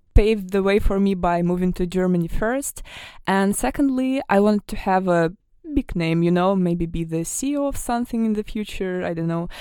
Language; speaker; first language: English; non-native, fluent; Russian